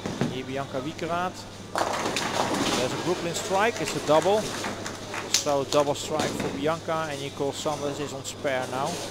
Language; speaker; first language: English; non-native, fluent; Dutch